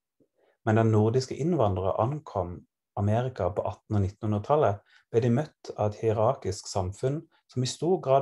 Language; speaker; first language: Norwegian; native; Norwegian